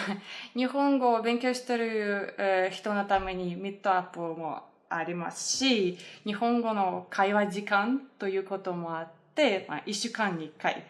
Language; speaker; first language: Japanese; non-native, fluent; Russian